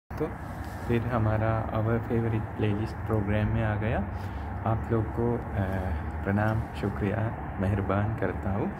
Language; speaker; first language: Hindi; non-native, learner; Sinhala